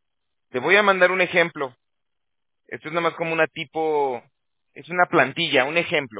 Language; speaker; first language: Spanish; native; Spanish